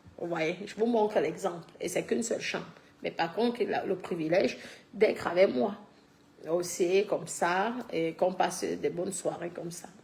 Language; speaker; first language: French; native; French